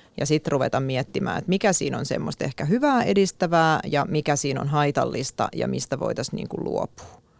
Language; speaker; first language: Finnish; native; Finnish